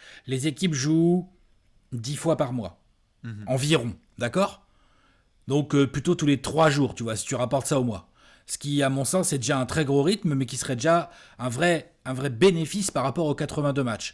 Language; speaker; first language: French; native; French